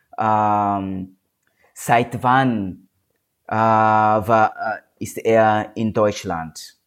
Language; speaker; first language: German; non-native, learner; Swahili